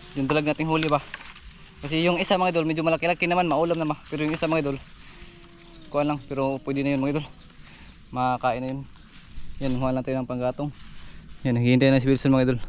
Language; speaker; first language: Filipino; non-native, local second language; Cebuano